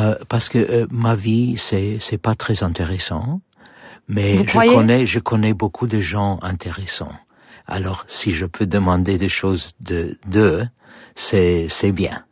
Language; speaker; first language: French; non-native, learner; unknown